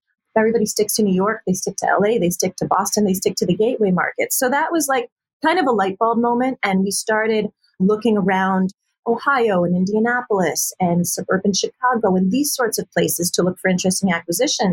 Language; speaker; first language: English; native; English